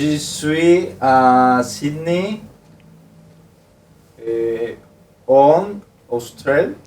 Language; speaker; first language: French; non-native, learner; Spanish